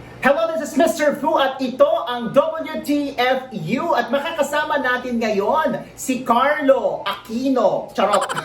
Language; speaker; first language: Filipino; native; Filipino